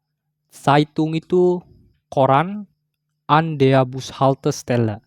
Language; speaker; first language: German; non-native, learner; Indonesian